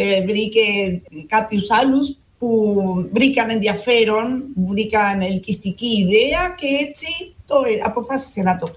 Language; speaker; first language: Greek; non-native, fluent; Spanish